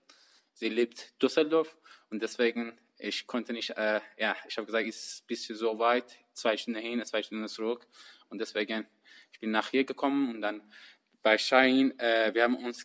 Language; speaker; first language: German; non-native, learner; Persian